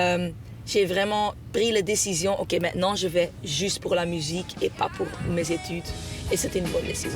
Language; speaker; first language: French; non-native, local second language; Dutch